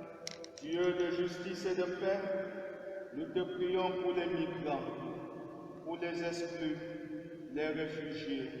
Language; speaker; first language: French; native; French